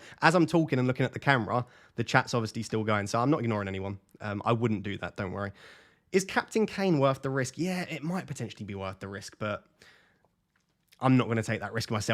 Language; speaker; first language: English; native; English